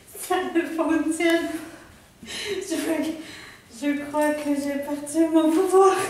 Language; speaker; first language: French; non-native, learner; Danish